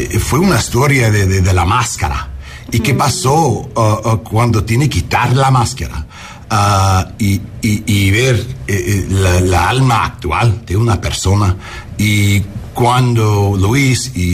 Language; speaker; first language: Spanish; early bilingual, heritage; English